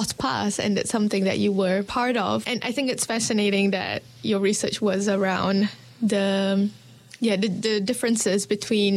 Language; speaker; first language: English; non-native, local second language; Malay